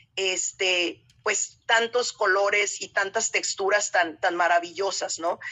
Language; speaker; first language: Spanish; native; Spanish